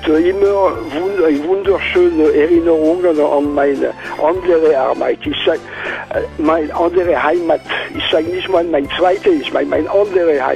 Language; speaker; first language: German; non-native, fluent; French